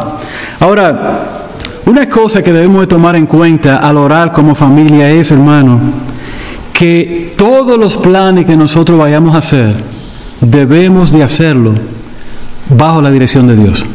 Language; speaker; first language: Spanish; native; Spanish